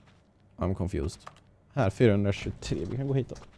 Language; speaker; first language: Swedish; native; Swedish